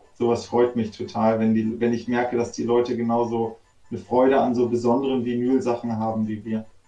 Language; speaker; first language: German; native; German